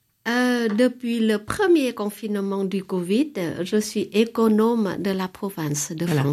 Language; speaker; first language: French; non-native, fluent; Vietnamese